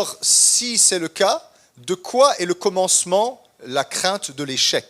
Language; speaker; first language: French; native; French